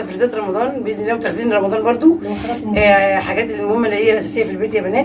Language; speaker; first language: Arabic; native; Arabic